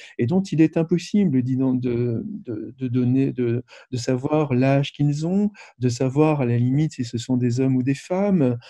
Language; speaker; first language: French; native; French